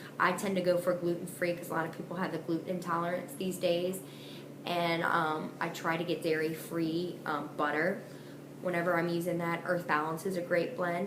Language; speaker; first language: English; native; English